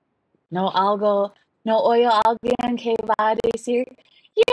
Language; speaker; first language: Spanish; non-native, learner; English